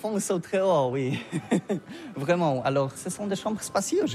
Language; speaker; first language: French; non-native, learner; Polish